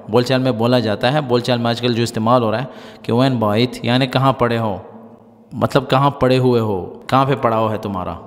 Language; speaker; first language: Urdu; non-native, local second language; Pashto